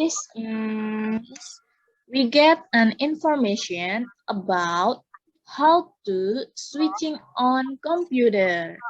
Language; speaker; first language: English; non-native, fluent; Indonesian